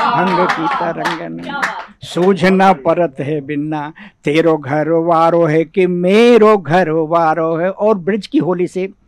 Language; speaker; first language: Hindi; native; Hindi